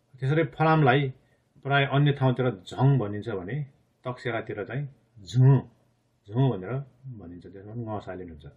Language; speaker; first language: Nepali; non-native, local second language; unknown